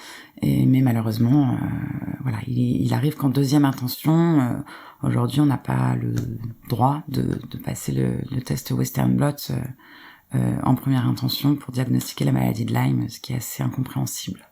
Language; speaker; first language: French; native; French